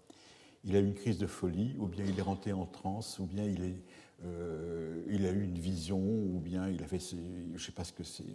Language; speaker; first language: French; native; French